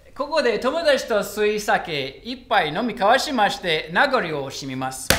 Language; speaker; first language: Japanese; non-native, fluent; English